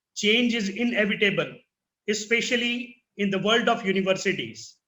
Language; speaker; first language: English; non-native, local second language; Gujarati